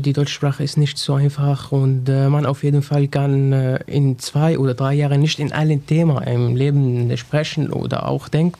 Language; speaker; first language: German; non-native, learner; Arabic